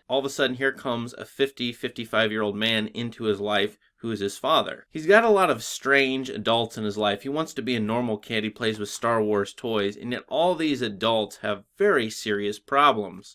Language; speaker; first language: English; native; English